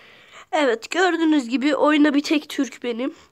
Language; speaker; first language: Turkish; native; Turkish